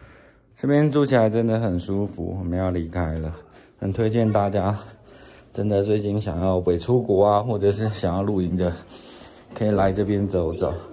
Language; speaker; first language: Chinese; native; Chinese